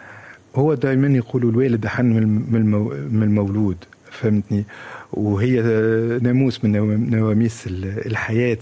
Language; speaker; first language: Arabic; native; Arabic